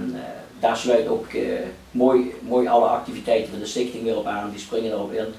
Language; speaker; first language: Dutch; native; Dutch